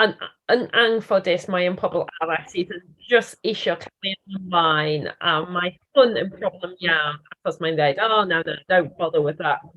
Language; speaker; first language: Welsh; non-native, learner; English